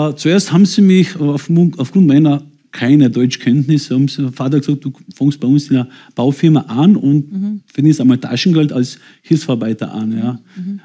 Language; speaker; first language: German; non-native, fluent; Bosnian